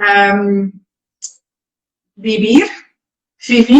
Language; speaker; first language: Portuguese; non-native, learner; Dutch